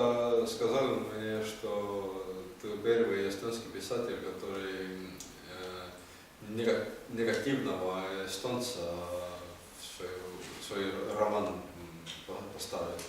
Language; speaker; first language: Russian; non-native, learner; Estonian